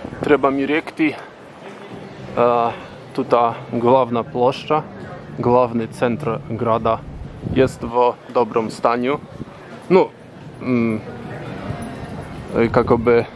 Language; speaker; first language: Polish; non-native, learner; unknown